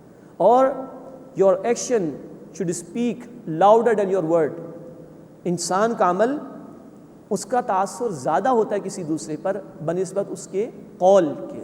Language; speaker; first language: Urdu; native; Urdu